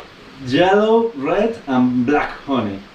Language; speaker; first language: English; non-native, learner; Spanish